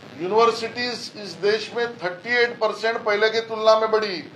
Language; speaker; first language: Hindi; non-native, local second language; Marathi